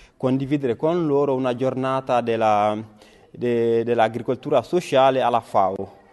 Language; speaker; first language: Italian; non-native, learner; Bambara